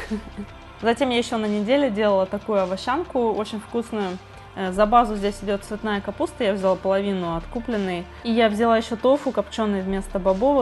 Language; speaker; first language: Russian; native; Russian